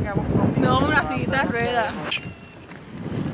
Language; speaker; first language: Spanish; native; Spanish